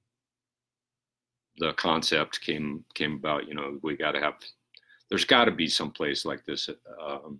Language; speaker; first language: English; native; English